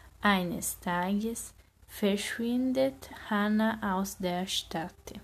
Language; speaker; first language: German; non-native, learner; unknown